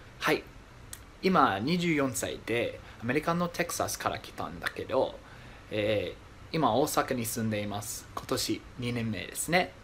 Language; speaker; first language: Japanese; non-native, learner; English